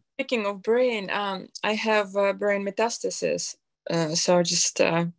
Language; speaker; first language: English; non-native, fluent; Russian